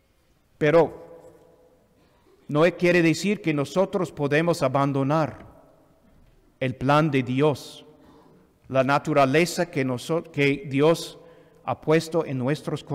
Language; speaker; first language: Spanish; non-native, fluent; English